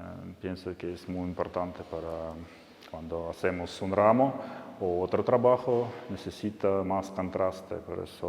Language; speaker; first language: Spanish; non-native, learner; Russian